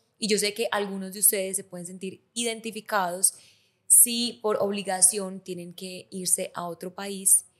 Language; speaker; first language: Spanish; native; Spanish